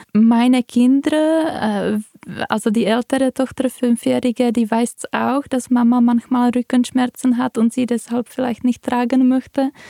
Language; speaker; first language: German; non-native, fluent; Czech